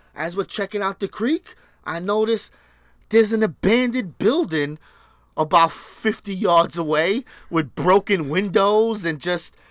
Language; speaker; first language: English; early bilingual, other home language; Spanish